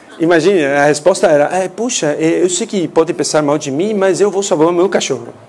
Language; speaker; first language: Portuguese; non-native, fluent; Spanish